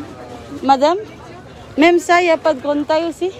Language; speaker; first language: French; non-native, learner; Filipino